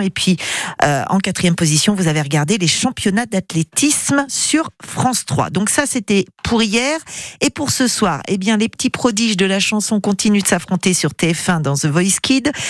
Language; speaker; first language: French; native; French